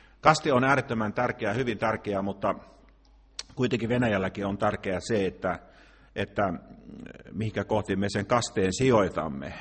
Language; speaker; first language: Finnish; native; Finnish